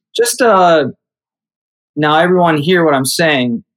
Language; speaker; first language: English; native; English